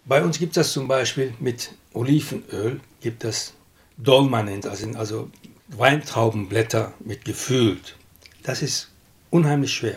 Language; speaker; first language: German; non-native, fluent; Turkish